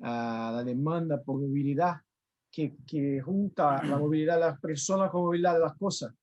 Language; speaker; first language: Spanish; non-native, fluent; Portuguese